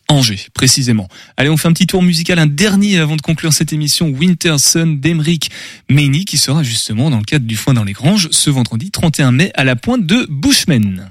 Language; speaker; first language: French; native; French